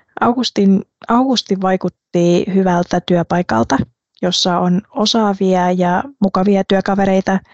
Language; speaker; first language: Finnish; non-native, fluent; Vietnamese